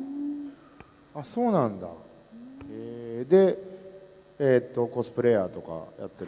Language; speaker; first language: Japanese; native; Japanese